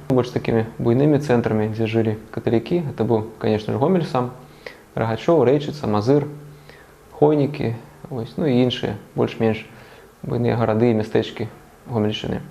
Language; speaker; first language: Belarusian; native; Belarusian